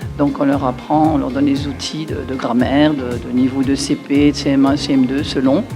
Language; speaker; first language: French; native; French